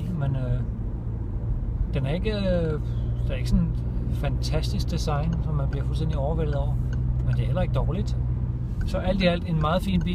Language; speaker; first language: Danish; native; Danish